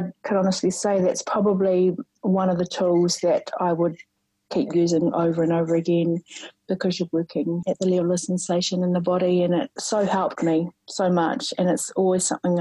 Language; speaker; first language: English; native; English